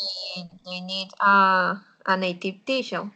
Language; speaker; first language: English; non-native, learner; Spanish